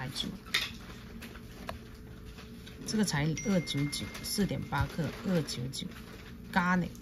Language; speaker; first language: Chinese; non-native, local second language; Cantonese